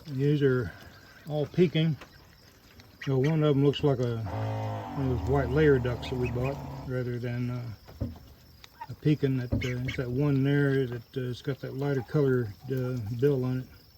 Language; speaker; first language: English; native; English